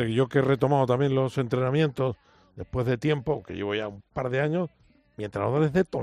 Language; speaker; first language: Spanish; native; Spanish